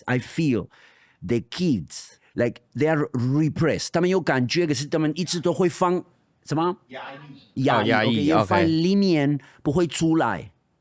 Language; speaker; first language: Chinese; non-native, fluent; Spanish